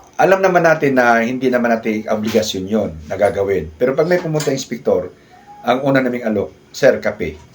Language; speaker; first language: Filipino; non-native, local second language; Cebuano